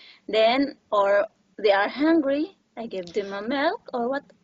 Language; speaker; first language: English; non-native, learner; Filipino